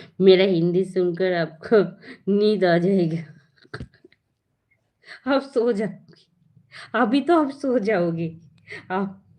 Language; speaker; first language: Hindi; non-native, learner; Bangla